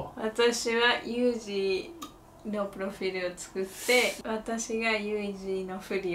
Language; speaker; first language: Japanese; non-native, fluent; Spanish